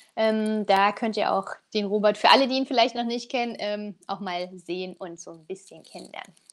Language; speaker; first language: German; native; German